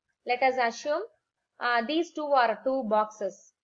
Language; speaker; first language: English; non-native, local second language; Tamil